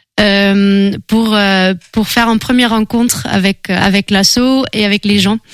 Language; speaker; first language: French; non-native, fluent; Dutch